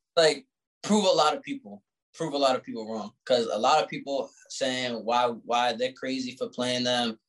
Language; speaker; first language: English; native; English